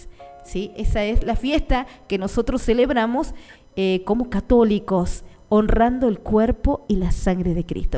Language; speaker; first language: Spanish; native; Spanish